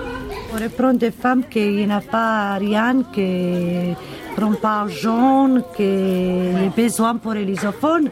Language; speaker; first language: French; non-native, learner; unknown